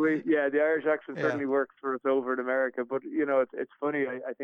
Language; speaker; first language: English; native; English